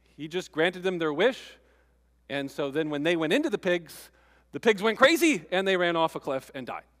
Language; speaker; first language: English; native; English